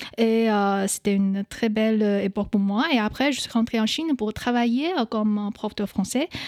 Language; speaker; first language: French; non-native, fluent; Chinese